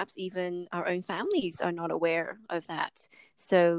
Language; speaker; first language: English; native; English